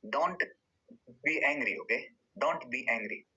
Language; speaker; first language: English; non-native, learner; Nepali